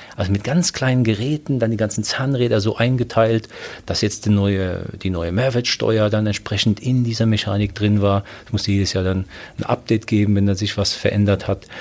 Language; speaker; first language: German; early bilingual, other home language; Polish